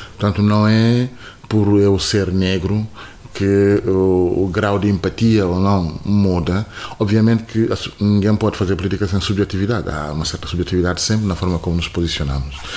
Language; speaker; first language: Portuguese; non-native, fluent; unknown